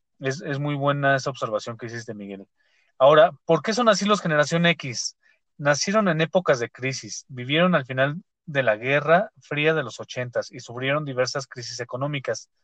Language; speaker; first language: Spanish; native; Spanish